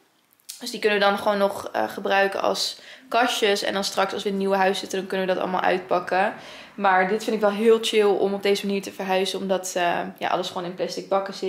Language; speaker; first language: Dutch; native; Dutch